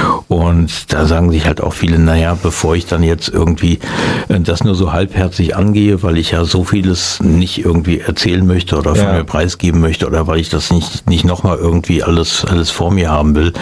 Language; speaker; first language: German; native; German